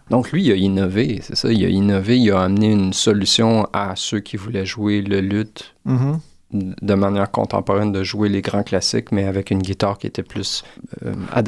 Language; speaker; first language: French; native; French